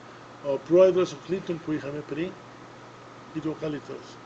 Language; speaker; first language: Greek; early bilingual, other home language; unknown